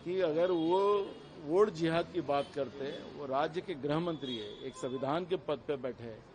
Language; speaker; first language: Hindi; non-native, local second language; Marathi